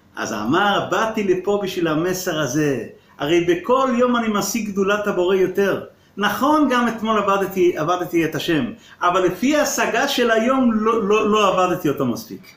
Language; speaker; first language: Hebrew; non-native, local second language; Yiddish